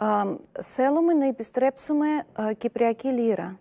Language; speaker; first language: Greek; non-native, learner; Russian